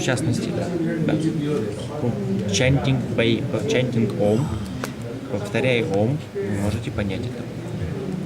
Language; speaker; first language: Russian; native; Russian